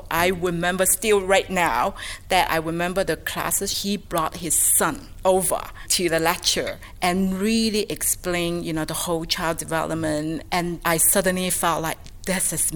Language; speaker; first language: English; non-native, local second language; Cantonese